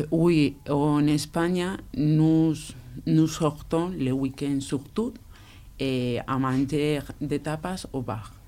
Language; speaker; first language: French; non-native, learner; Spanish